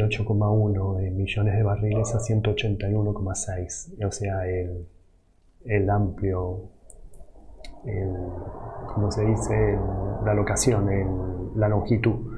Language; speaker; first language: Spanish; native; Spanish